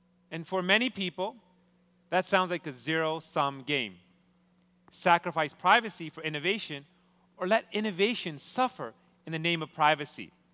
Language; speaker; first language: English; native; English